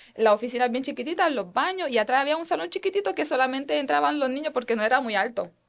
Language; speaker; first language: Spanish; non-native, fluent; Romanian